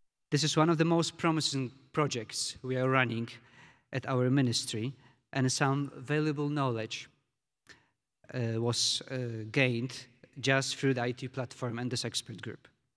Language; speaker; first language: English; non-native, fluent; Polish